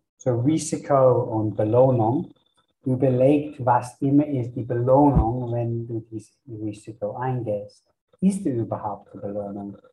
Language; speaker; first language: German; non-native, fluent; English